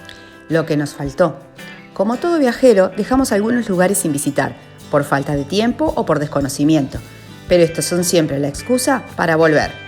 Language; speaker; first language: Spanish; native; Spanish